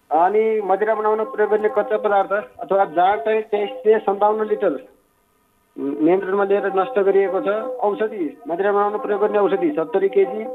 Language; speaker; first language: Nepali; native; Nepali